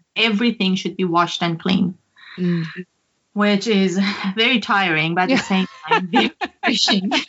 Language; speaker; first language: English; non-native, fluent; Persian